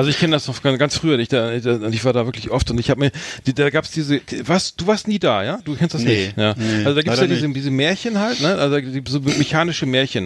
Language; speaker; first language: German; native; German